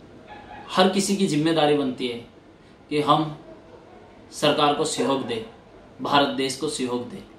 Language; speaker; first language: Hindi; native; Hindi